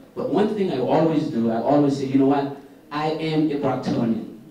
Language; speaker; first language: English; non-native, fluent; Haitian Creole